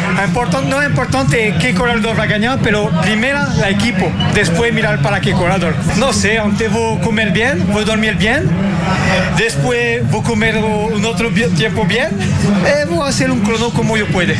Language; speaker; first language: Portuguese; non-native, learner; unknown